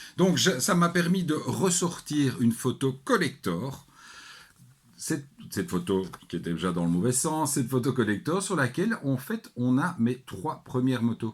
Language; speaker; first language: French; native; French